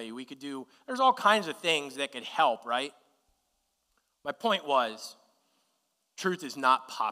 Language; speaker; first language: English; native; English